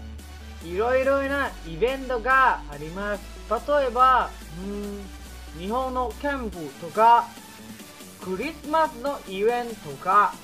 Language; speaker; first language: Japanese; non-native, learner; Thai